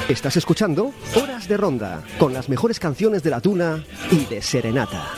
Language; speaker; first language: Spanish; native; Spanish